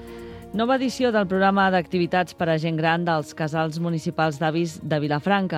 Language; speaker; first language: Catalan; native; Catalan